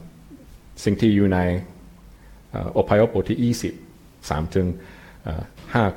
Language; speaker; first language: Thai; non-native, fluent; English